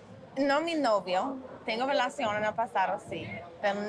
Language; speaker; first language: Spanish; non-native, learner; English